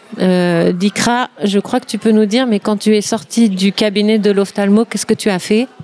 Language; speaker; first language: French; native; French